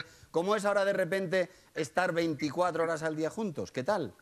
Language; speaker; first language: Spanish; native; Spanish